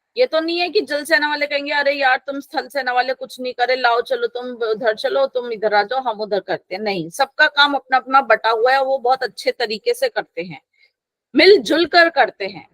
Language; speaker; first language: Hindi; native; Hindi